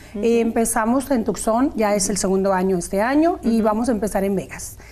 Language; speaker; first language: Spanish; native; Spanish